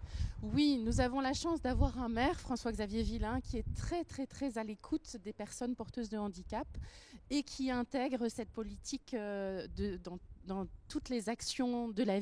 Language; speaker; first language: French; native; French